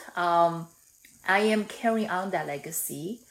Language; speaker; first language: English; non-native, fluent; Chinese